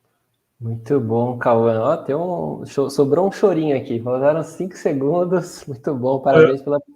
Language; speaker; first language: Portuguese; native; Portuguese